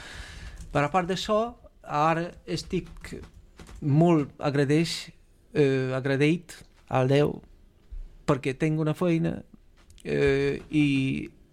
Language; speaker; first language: Catalan; non-native, fluent; Romanian